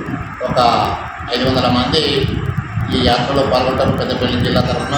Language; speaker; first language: Telugu; native; Telugu